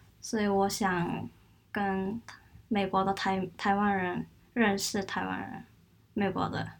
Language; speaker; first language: Chinese; non-native, fluent; Korean